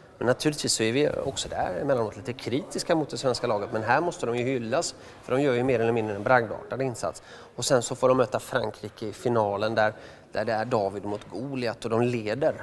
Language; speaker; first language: Swedish; early bilingual, other home language; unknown